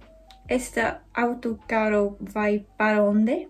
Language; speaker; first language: Portuguese; non-native, learner; English